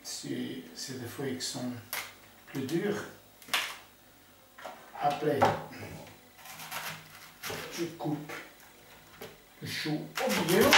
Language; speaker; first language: French; non-native, learner; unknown